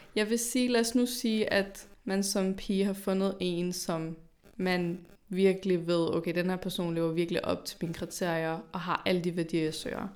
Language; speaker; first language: Danish; early bilingual, other home language; Arabic